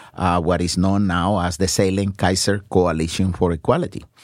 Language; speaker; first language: English; non-native, fluent; Spanish